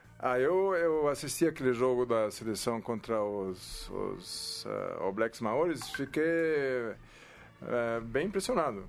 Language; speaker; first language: Portuguese; non-native, fluent; German